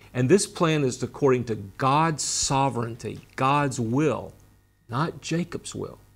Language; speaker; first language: English; native; English